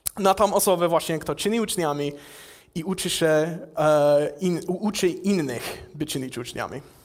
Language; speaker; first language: Polish; non-native, fluent; English